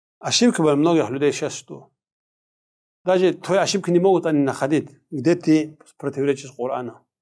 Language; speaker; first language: Russian; non-native, local second language; Kumyk